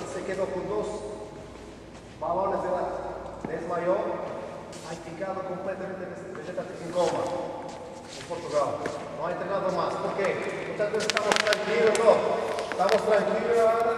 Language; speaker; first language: Spanish; non-native, learner; Portuguese